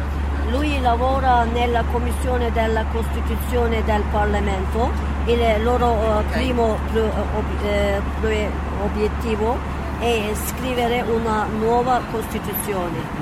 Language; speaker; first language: Italian; non-native, fluent; Turkish